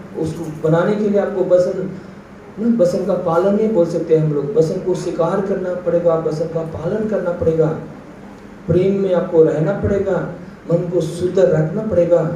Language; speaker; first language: Hindi; non-native, local second language; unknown